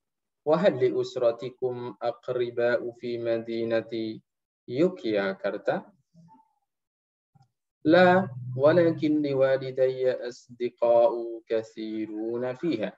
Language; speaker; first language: Arabic; non-native, fluent; Indonesian